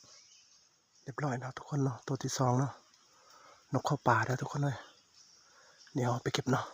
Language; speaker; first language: Thai; non-native, local second language; Northeastern Thai